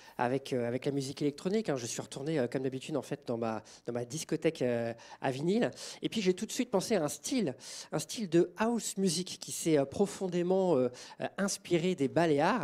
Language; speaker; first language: French; native; French